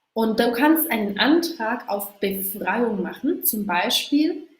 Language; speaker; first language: German; native; German